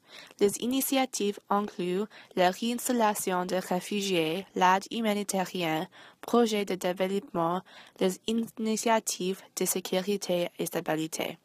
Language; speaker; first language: French; non-native, learner; English